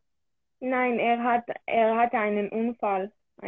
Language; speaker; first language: German; early bilingual, other home language; Hebrew